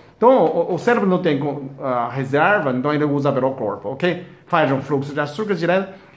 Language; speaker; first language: Portuguese; non-native, fluent; Chinese